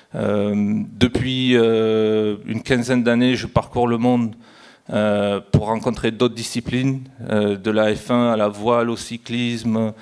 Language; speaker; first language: French; native; French